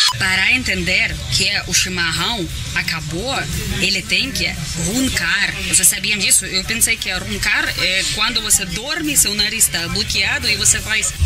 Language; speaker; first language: Portuguese; non-native, fluent; Russian